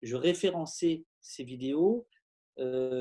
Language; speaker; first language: French; native; French